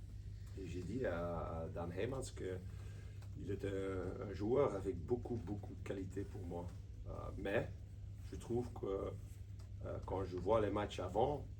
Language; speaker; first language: French; non-native, local second language; Dutch